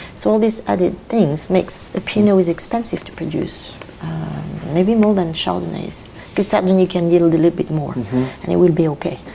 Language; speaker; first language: English; non-native, fluent; French